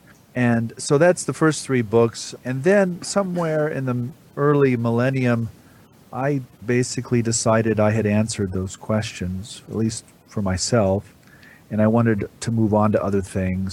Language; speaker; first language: English; native; English